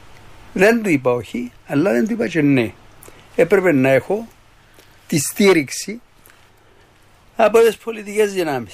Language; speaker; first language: Greek; native; Greek